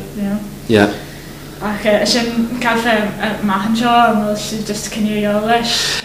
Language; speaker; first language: Irish; non-native, local second language; English